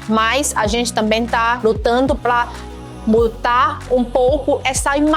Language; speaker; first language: Portuguese; non-native, fluent; Chinese